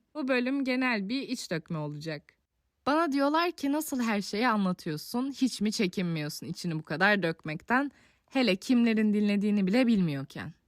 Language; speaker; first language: Turkish; native; Turkish